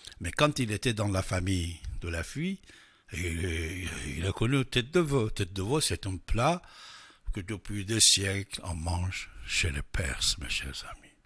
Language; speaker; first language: French; non-native, fluent; Persian